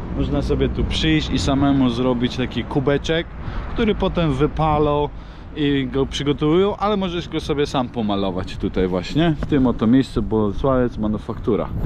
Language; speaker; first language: Polish; non-native, fluent; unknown